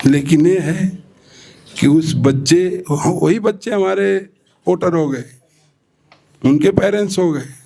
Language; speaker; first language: Hindi; non-native, local second language; Marathi